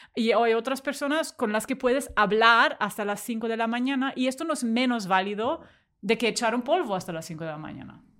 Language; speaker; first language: Spanish; non-native, fluent; German